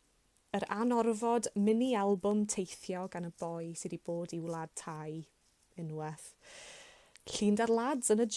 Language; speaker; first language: Welsh; native; Welsh